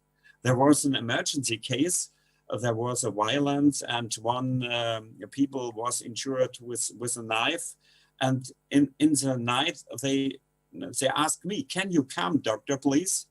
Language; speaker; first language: English; non-native, learner; German